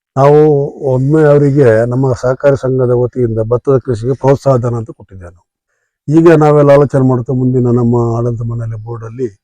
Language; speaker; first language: Kannada; native; Kannada